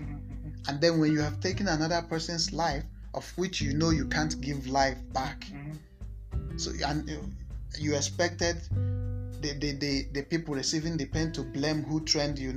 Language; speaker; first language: English; non-native, local second language; Igbo